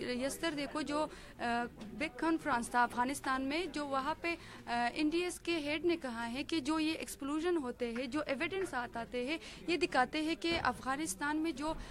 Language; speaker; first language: Urdu; non-native, learner; Persian